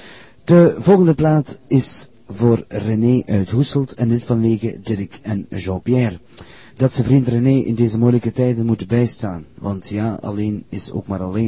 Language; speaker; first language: Dutch; native; Dutch